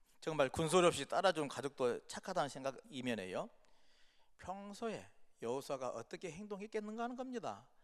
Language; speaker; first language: Korean; native; Korean